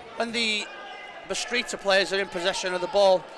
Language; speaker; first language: English; native; English